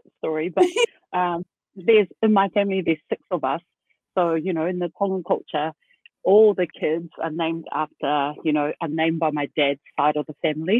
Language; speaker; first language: English; native; English